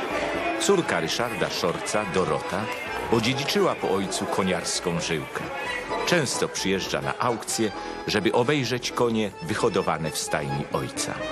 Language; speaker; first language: Polish; native; Polish